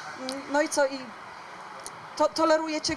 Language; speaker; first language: Polish; native; Polish